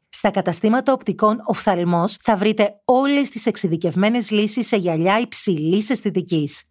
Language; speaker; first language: Greek; native; Greek